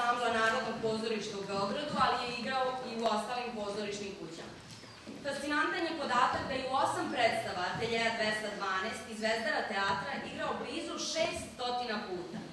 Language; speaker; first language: Serbian; native; Serbian